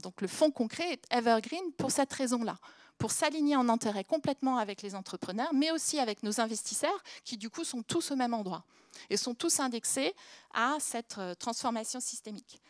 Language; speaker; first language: French; native; French